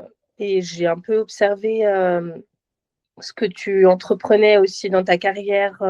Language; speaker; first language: French; native; French